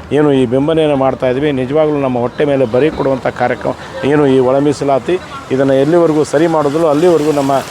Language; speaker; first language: Kannada; non-native, local second language; Lambadi